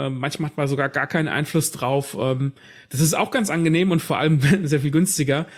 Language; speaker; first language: German; native; German